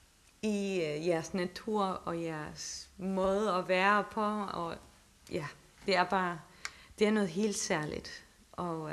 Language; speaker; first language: Danish; non-native, local second language; Faroese